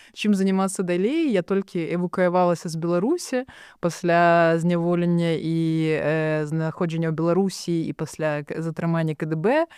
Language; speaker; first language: Belarusian; non-native, local second language; Russian